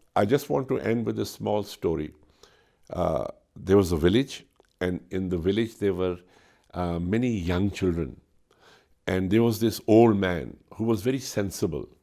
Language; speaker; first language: English; non-native, local second language; Urdu